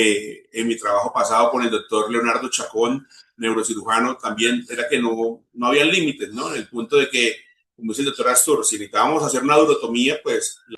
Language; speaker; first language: Spanish; native; Spanish